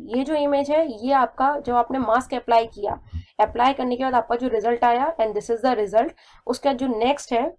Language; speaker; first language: Hindi; native; Hindi